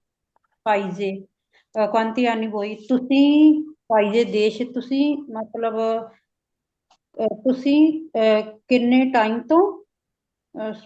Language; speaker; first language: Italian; non-native, learner; Punjabi